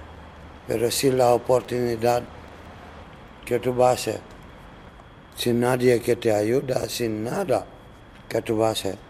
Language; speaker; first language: Spanish; non-native, learner; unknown